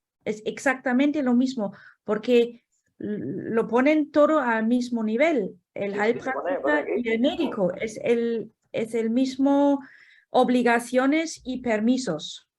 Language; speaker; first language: Spanish; non-native, fluent; German